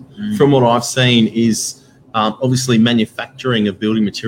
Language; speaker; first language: English; native; English